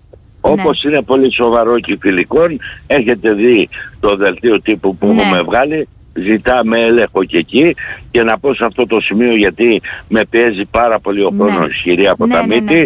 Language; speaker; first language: Greek; native; Greek